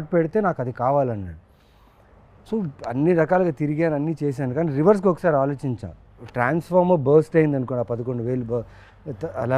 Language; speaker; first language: Telugu; native; Telugu